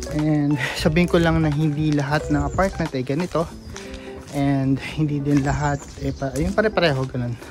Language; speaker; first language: Filipino; native; Filipino